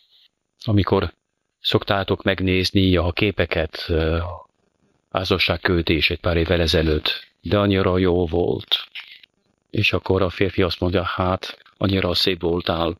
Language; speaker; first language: Hungarian; non-native, fluent; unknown